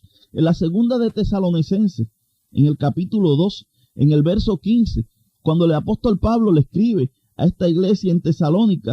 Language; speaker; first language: Spanish; native; Spanish